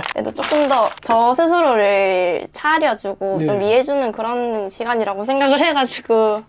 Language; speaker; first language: Korean; native; Korean